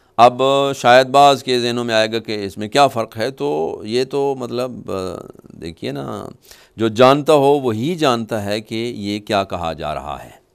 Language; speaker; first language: Urdu; non-native, local second language; Punjabi